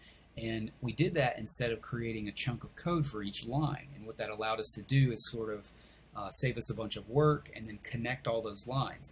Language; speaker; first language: English; native; English